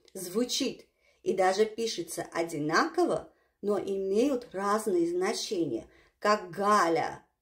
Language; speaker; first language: Russian; non-native, local second language; Armenian